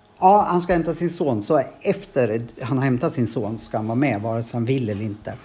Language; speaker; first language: Swedish; native; Swedish